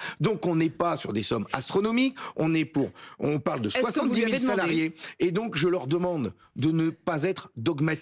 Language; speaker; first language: French; native; French